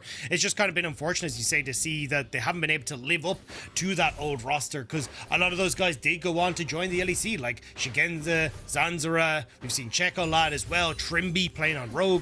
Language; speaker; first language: English; native; English